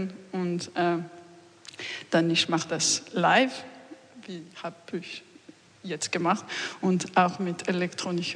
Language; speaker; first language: German; non-native, learner; French